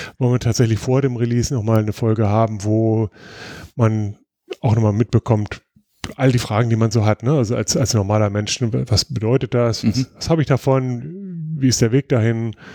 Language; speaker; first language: German; native; German